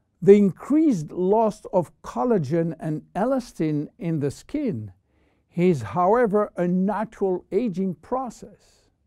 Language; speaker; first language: English; non-native, fluent; French